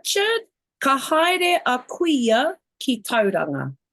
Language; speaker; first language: Māori; non-native, local second language; English